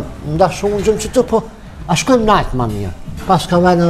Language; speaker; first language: German; non-native, learner; Albanian